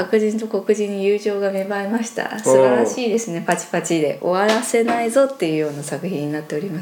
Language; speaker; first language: Japanese; native; Japanese